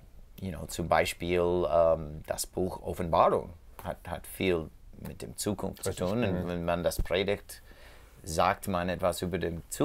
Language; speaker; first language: German; non-native, learner; English